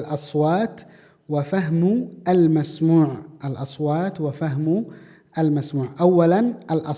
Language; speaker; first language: Arabic; non-native, fluent; Indonesian